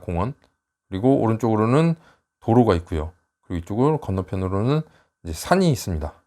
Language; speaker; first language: Korean; native; Korean